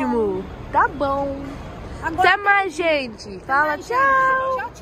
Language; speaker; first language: Portuguese; non-native, learner; Dutch